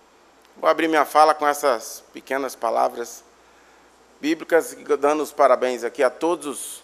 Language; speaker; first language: Portuguese; native; Portuguese